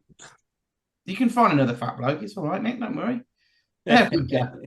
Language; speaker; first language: English; native; English